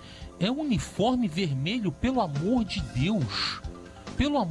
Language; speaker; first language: Portuguese; native; Portuguese